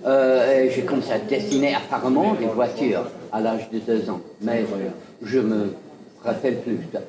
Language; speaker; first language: French; non-native, fluent; English